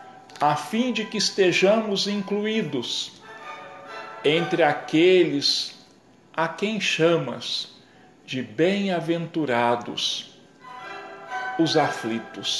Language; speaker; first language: Portuguese; native; Portuguese